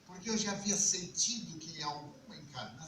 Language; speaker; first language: Portuguese; native; Portuguese